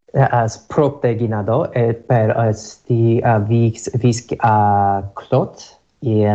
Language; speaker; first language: Catalan; non-native, learner; English